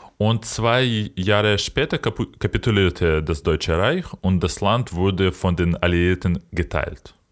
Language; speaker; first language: German; non-native, fluent; Ukrainian